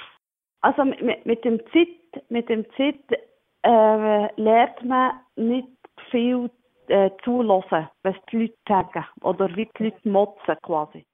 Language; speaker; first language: German; non-native, learner; Arabic